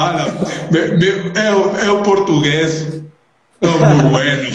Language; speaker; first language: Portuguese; non-native, learner; Spanish